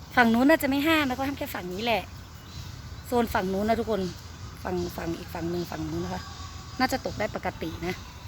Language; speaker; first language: Thai; native; Thai